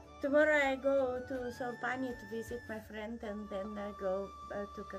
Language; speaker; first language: English; non-native, fluent; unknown